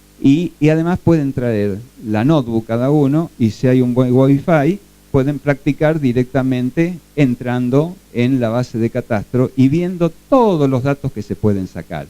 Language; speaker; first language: Spanish; native; Spanish